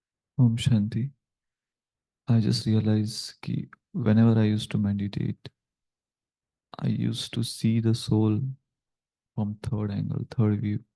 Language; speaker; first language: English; non-native, local second language; Hindi